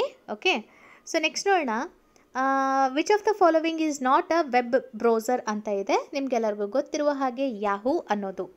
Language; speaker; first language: Kannada; native; Kannada